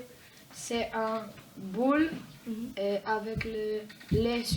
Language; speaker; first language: French; non-native, learner; Polish